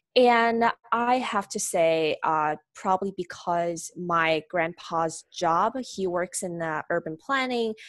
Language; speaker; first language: English; non-native, fluent; Chinese